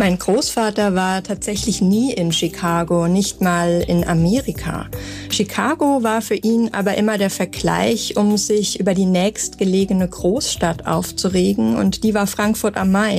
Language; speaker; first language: German; native; German